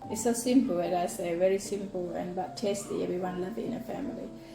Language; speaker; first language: English; non-native, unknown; Thai